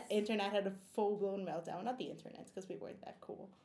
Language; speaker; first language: English; non-native, fluent; Portuguese